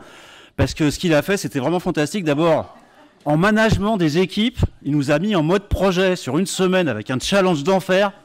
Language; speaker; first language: French; native; French